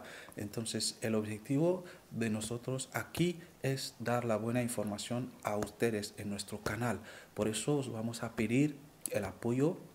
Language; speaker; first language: Spanish; non-native, fluent; French